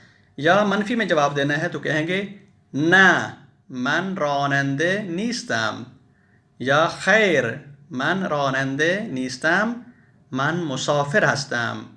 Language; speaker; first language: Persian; non-native, fluent; Urdu